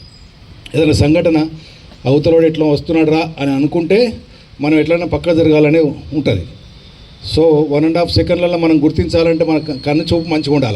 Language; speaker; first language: Telugu; native; Telugu